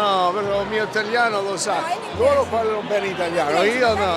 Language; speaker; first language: Italian; early bilingual, heritage; Italian